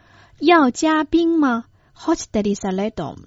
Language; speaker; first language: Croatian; non-native, fluent; Chinese